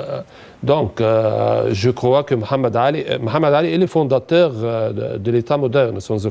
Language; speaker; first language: French; non-native, fluent; Arabic